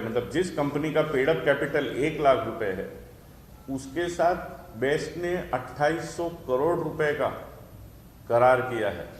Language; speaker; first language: Hindi; non-native, local second language; Marathi